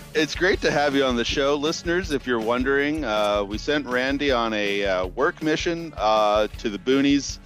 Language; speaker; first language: English; native; English